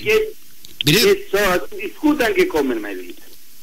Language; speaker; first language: German; non-native, learner; Italian